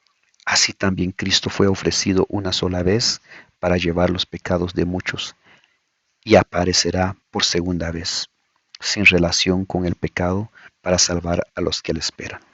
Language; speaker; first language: Spanish; native; Spanish